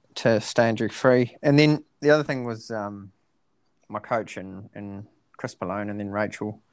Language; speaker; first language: English; native; English